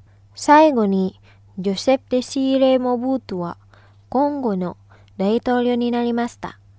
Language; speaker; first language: Japanese; non-native, fluent; Indonesian